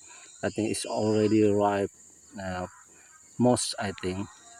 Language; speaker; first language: English; non-native, learner; Indonesian